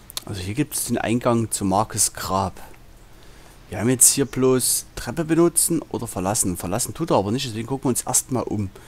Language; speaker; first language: German; native; German